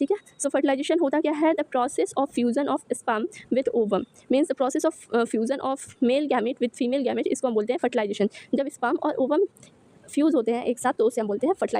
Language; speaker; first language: Hindi; native; Hindi